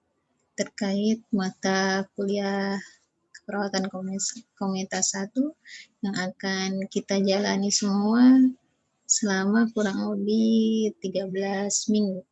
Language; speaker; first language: Indonesian; native; Indonesian